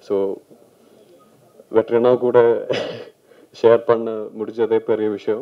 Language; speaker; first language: Tamil; non-native, learner; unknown